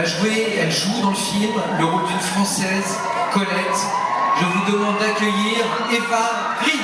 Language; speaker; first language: French; native; French